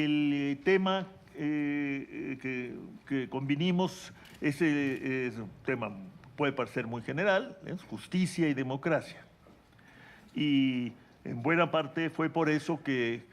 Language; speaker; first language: Spanish; native; Spanish